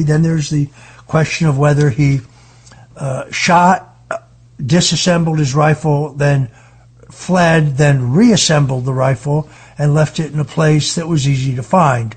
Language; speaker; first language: English; native; English